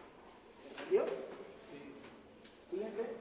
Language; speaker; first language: Spanish; native; Spanish